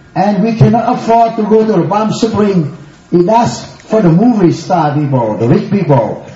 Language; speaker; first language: English; non-native, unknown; Vietnamese